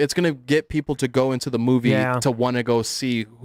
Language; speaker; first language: English; native; English